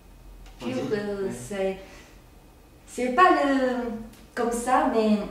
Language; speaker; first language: French; non-native, learner; Japanese